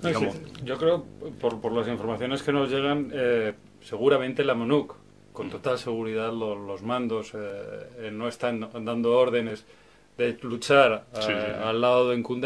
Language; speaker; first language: Spanish; native; Spanish